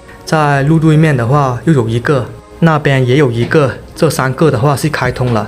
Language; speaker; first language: Chinese; native; Chinese